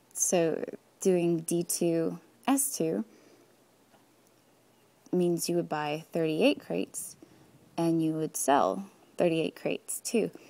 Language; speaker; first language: English; native; English